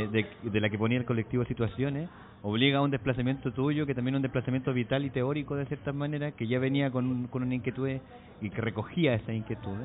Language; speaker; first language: Spanish; native; Spanish